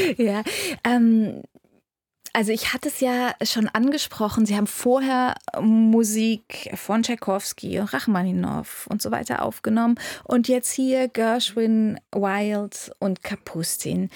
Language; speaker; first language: German; native; German